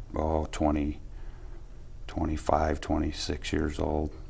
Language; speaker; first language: English; native; English